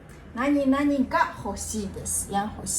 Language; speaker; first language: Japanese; non-native, fluent; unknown